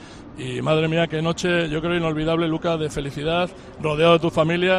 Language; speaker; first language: Spanish; native; Spanish